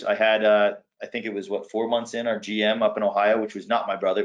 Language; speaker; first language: English; native; English